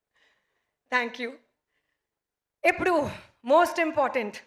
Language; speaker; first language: Telugu; non-native, learner; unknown